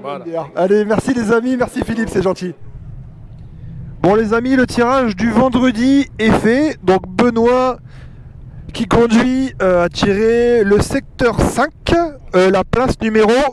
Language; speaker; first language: French; native; French